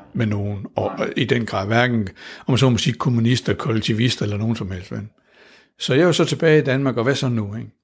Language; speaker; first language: Danish; native; Danish